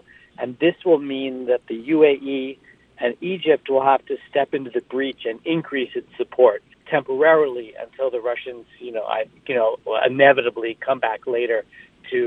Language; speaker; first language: English; native; English